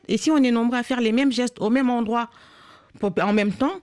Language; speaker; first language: French; non-native, local second language; Wolof